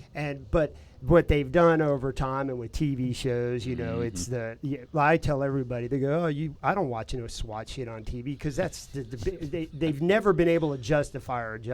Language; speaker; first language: English; native; English